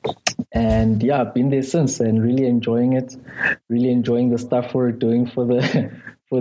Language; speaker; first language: English; non-native, local second language; Zulu